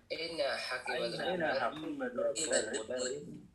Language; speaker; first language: Arabic; non-native, learner; Indonesian